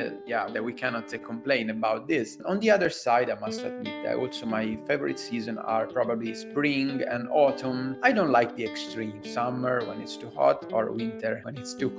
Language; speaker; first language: English; non-native, fluent; Italian